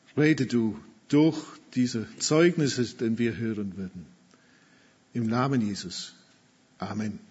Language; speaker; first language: German; non-native, fluent; English